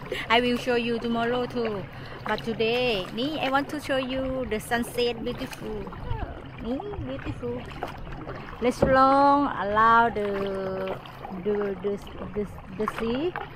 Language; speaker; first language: English; non-native, learner; Thai